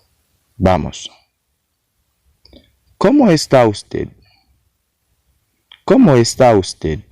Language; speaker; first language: Spanish; non-native, learner; Haitian Creole